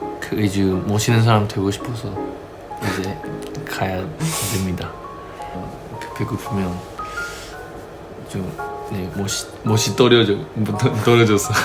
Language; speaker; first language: Korean; non-native, fluent; Chinese